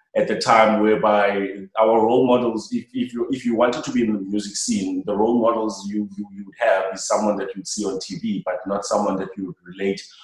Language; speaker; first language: English; non-native, local second language; Xhosa